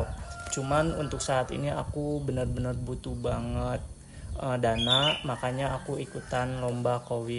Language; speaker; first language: Indonesian; native; Indonesian